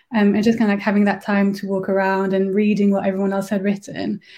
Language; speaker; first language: English; non-native, fluent; French